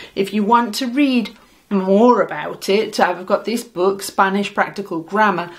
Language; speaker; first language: English; native; English